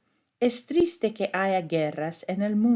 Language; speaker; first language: Spanish; non-native, fluent; English